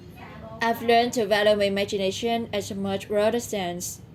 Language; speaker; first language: English; non-native, learner; Vietnamese